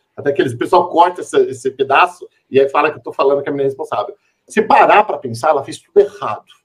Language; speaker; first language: Portuguese; native; Portuguese